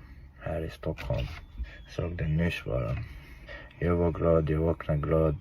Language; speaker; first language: Swedish; non-native, fluent; Chechen